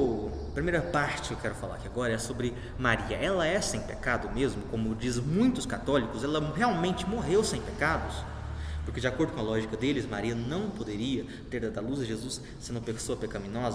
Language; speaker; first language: Portuguese; native; Portuguese